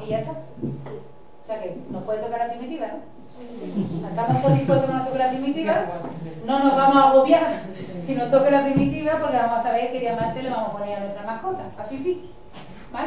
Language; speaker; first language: Spanish; native; Spanish